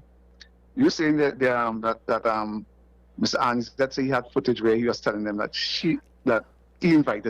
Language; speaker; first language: English; native; English